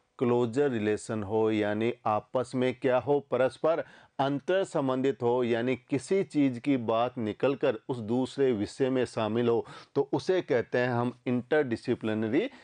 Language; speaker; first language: Hindi; native; Hindi